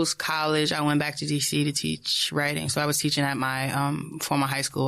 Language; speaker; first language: English; native; English